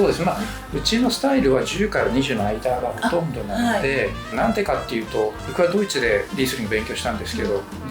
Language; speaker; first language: Japanese; native; Japanese